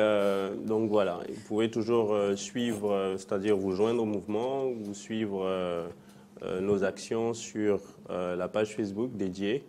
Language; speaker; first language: French; non-native, local second language; Fon